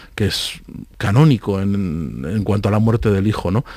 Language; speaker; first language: Spanish; native; Spanish